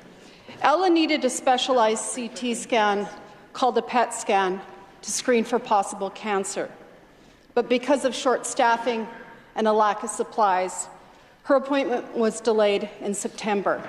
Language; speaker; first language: English; native; English